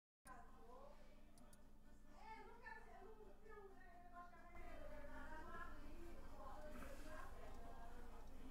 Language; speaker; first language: Portuguese; native; Portuguese